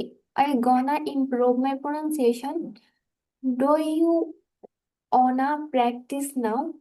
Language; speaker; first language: English; non-native, learner; Bangla